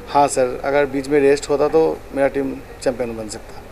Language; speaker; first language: Hindi; non-native, local second language; Bangla